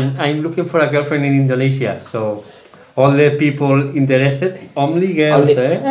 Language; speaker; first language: English; non-native, learner; Spanish